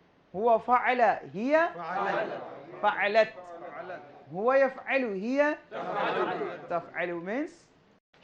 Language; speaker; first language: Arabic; non-native, learner; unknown